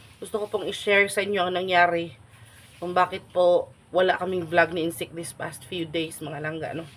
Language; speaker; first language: Filipino; non-native, local second language; Cebuano